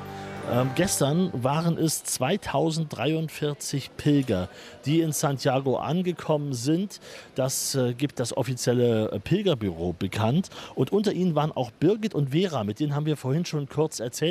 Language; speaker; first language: German; native; German